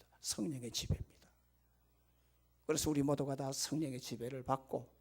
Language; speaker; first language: Korean; native; Korean